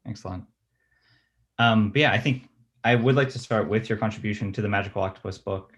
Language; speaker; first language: English; native; English